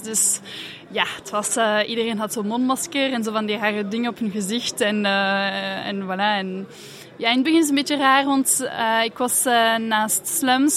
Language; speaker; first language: Dutch; non-native, fluent; French